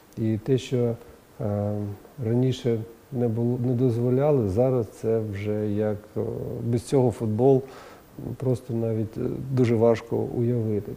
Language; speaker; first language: Ukrainian; non-native, local second language; Russian